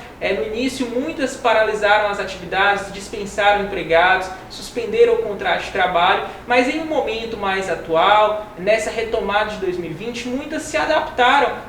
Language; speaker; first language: Portuguese; native; Portuguese